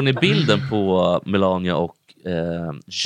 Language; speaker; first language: Swedish; native; Swedish